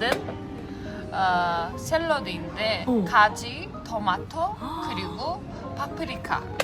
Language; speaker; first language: Korean; non-native, fluent; Azerbaijani